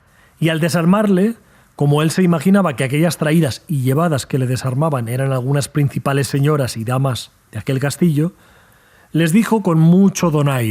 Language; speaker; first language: Spanish; native; Spanish